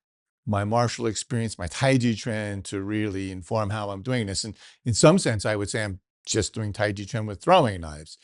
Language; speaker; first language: English; native; English